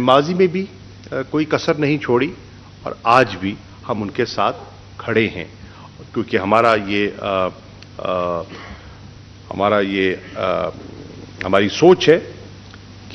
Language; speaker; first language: Urdu; non-native, local second language; Saraiki